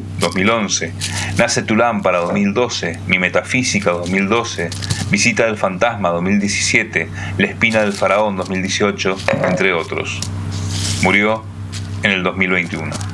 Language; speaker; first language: Spanish; native; Spanish